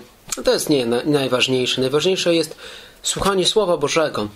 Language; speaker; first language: Polish; native; Polish